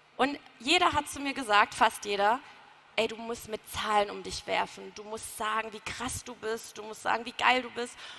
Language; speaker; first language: German; native; German